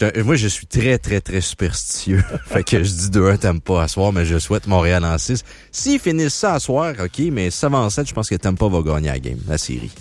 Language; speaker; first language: French; native; French